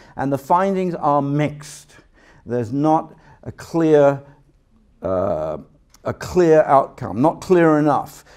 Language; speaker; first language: English; native; English